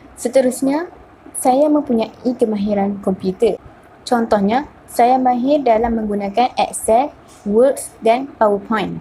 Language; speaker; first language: Malay; native; Malay